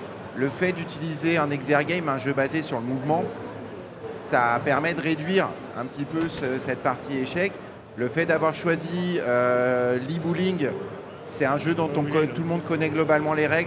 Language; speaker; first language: French; native; French